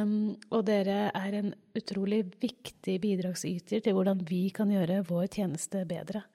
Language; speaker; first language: Norwegian; native; Norwegian